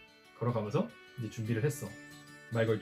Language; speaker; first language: Korean; native; Korean